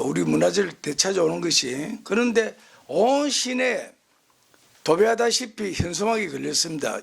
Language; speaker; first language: Korean; native; Korean